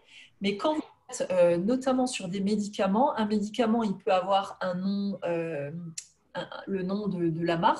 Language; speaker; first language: French; native; French